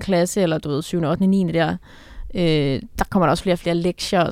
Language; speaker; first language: Danish; native; Danish